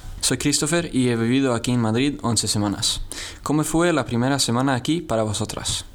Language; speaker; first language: Spanish; non-native, learner; Swedish